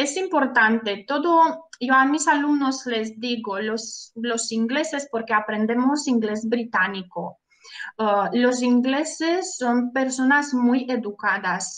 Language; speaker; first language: Spanish; non-native, fluent; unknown